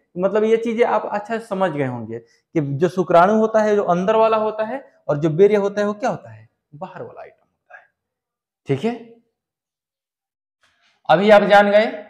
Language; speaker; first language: Hindi; native; Hindi